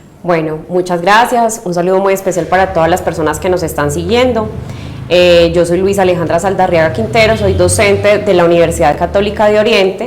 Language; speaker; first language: Spanish; native; Spanish